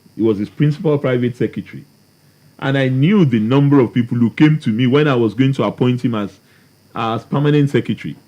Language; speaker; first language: English; non-native, local second language; Yoruba